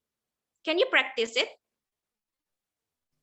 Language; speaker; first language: English; non-native, learner; Indonesian